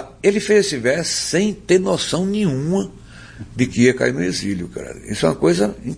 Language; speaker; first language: Portuguese; native; Portuguese